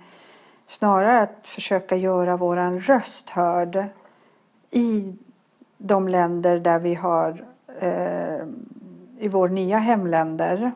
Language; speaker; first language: Swedish; early bilingual, other home language; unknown